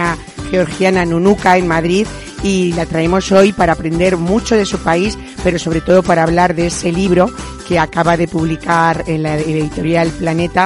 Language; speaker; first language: Spanish; native; Spanish